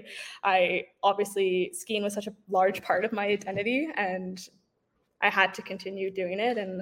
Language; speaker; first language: English; native; English